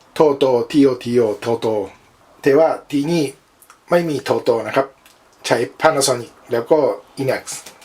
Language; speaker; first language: Thai; non-native, learner; Japanese